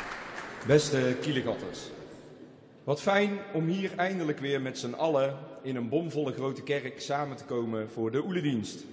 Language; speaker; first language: Dutch; native; Dutch